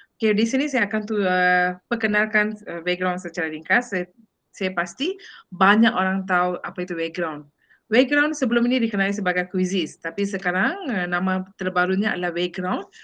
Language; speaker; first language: Malay; non-native, local second language; Tamil